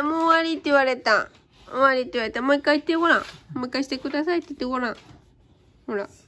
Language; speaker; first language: Japanese; native; Japanese